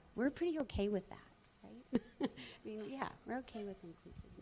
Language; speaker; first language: English; native; English